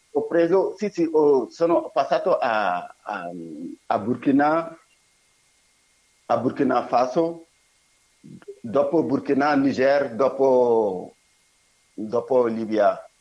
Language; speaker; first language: Italian; non-native, learner; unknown